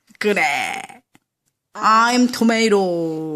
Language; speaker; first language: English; non-native, learner; Korean